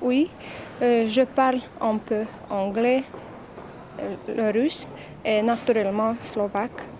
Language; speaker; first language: French; non-native, learner; Hungarian